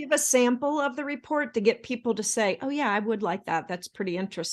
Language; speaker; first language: English; native; English